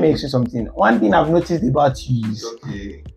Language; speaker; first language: English; non-native, local second language; Yoruba